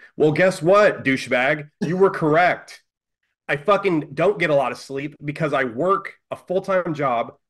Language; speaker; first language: English; native; English